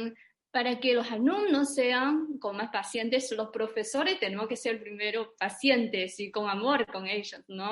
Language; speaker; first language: Spanish; non-native, fluent; Chinese